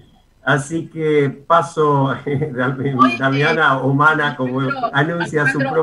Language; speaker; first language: Spanish; native; Spanish